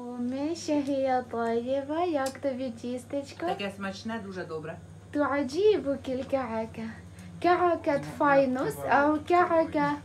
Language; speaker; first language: Arabic; non-native, fluent; Ukrainian